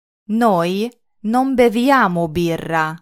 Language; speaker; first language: Italian; non-native, fluent; Hungarian